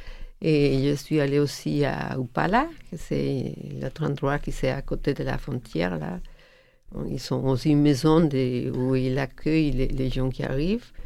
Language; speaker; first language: French; non-native, learner; Spanish